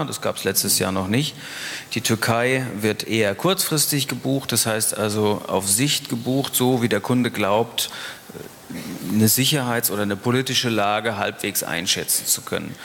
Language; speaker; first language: German; native; German